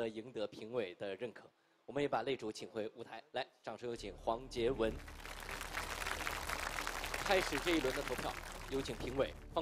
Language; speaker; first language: Chinese; native; Chinese